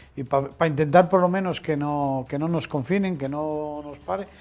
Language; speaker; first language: Spanish; native; Spanish